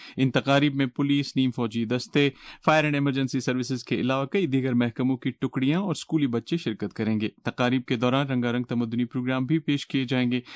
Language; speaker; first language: Urdu; non-native, local second language; Kashmiri